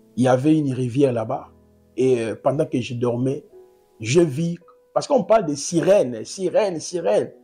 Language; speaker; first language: French; non-native, local second language; Lingala